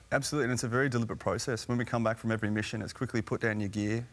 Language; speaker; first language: English; native; English